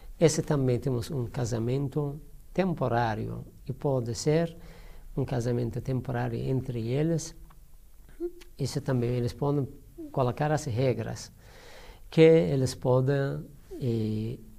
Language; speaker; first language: Portuguese; non-native, learner; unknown